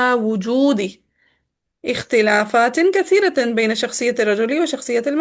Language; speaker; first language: Arabic; non-native, fluent; Urdu